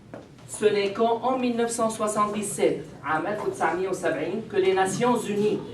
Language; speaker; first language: French; non-native, fluent; Arabic